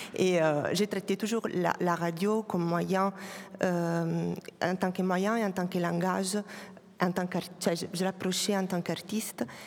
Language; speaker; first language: French; non-native, fluent; Italian